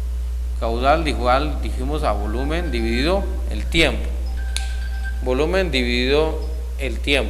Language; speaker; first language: Spanish; native; Spanish